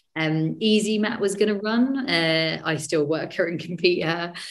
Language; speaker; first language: English; native; English